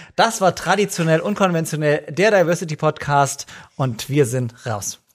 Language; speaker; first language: German; native; German